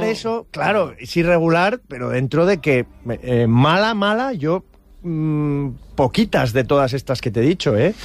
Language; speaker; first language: Spanish; native; Spanish